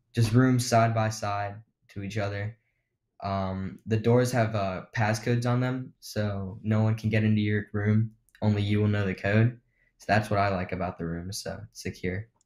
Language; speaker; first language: English; native; English